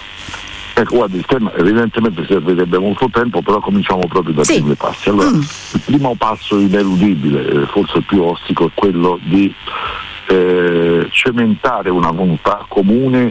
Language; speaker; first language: Italian; native; Italian